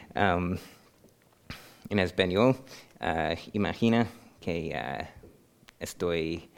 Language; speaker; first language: Spanish; non-native, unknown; English